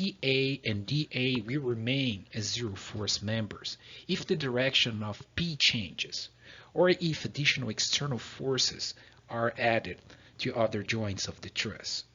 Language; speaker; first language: English; non-native, fluent; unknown